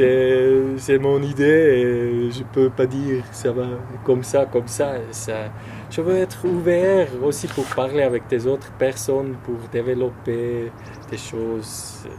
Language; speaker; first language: French; non-native, local second language; German